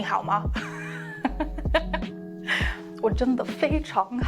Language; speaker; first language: Chinese; non-native, learner; English